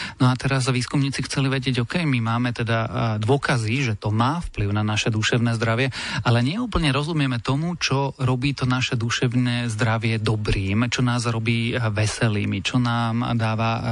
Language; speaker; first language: Slovak; native; Slovak